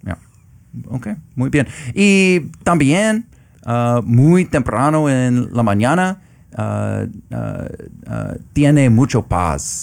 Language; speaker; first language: Spanish; non-native, learner; English